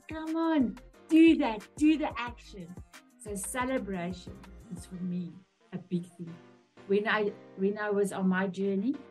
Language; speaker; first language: English; non-native, local second language; Afrikaans